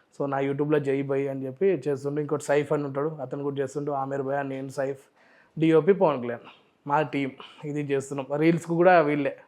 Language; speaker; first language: Telugu; non-native, local second language; Urdu